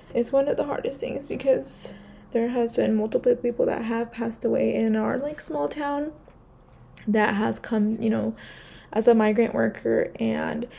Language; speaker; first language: English; early bilingual, other home language; Spanish